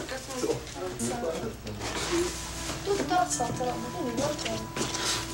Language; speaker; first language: Italian; non-native, learner; Tibetan